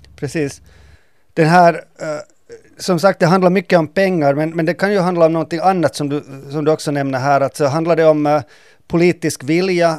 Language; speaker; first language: Swedish; native; Swedish